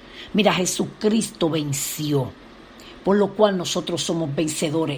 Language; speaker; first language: Spanish; native; Spanish